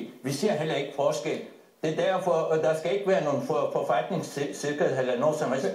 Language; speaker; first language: Danish; non-native, fluent; Turkish